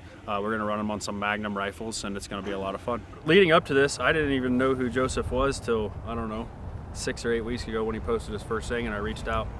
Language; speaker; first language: English; native; English